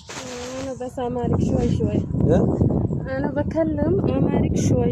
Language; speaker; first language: Arabic; non-native, learner; Amharic